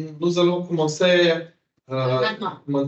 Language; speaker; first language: French; non-native, learner; Slovenian